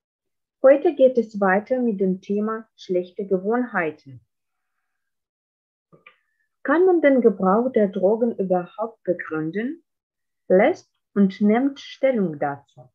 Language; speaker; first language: German; non-native, fluent; Russian